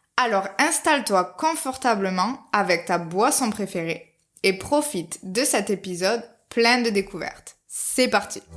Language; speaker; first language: French; native; French